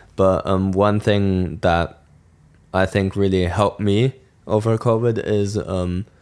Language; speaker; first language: English; non-native, fluent; German